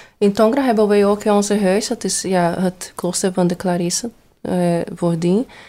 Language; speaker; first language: Dutch; non-native, fluent; Portuguese